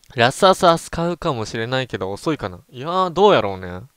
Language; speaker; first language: Japanese; native; Japanese